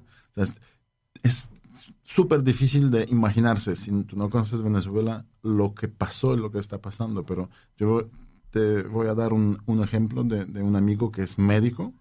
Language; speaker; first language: Spanish; non-native, fluent; Polish